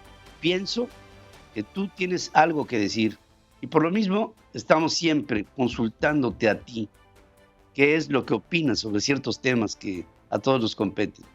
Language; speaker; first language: Spanish; native; Spanish